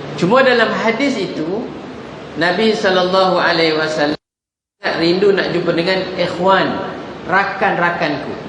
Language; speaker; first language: Malay; non-native, local second language; Javanese